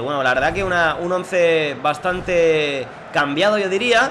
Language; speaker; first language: Spanish; native; Spanish